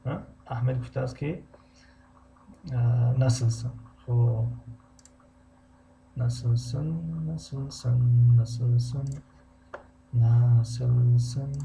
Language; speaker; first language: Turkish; non-native, fluent; Tajik